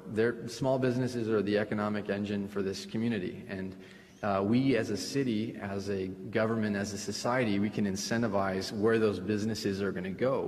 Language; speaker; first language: English; early bilingual, other home language; Spanish